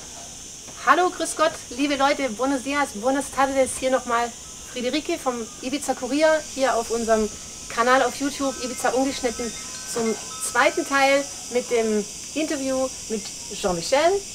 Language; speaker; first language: German; native; German